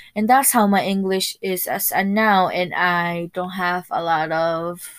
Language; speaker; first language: English; early bilingual, other home language; Spanish